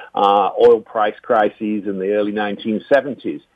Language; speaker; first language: English; native; English